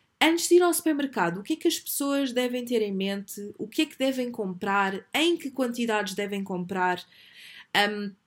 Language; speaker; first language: Portuguese; native; Portuguese